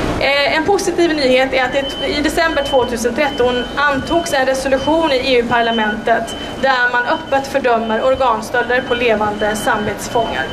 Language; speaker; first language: Swedish; native; Swedish